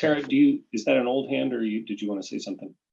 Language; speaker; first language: English; native; English